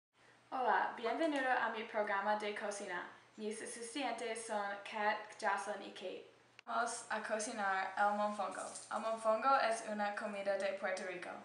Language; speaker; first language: Spanish; non-native, learner; English